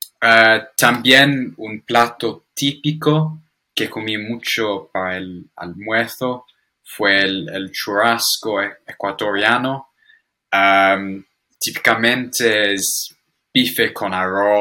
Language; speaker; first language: Spanish; non-native, learner; English